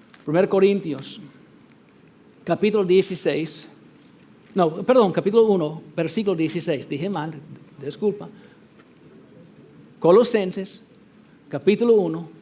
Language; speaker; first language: Spanish; non-native, fluent; English